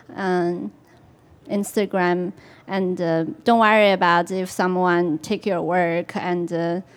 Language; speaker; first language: English; non-native, fluent; Chinese